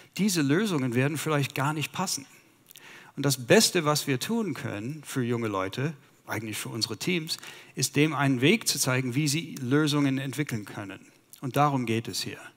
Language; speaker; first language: German; non-native, fluent; English